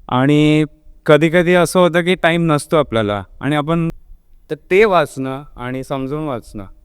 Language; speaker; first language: Marathi; non-native, local second language; Telugu